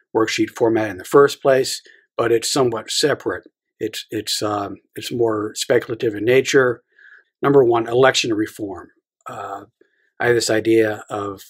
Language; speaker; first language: English; native; English